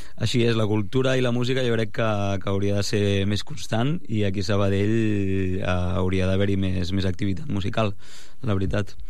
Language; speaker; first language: Catalan; non-native, local second language; Spanish